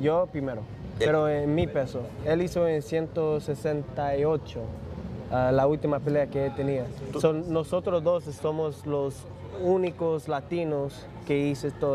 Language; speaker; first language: Spanish; early bilingual, heritage; English